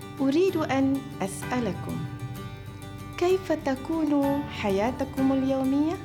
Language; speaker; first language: Arabic; non-native, fluent; Malay